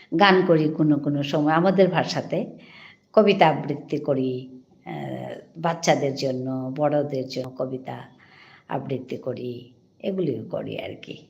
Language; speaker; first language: Bangla; non-native, local second language; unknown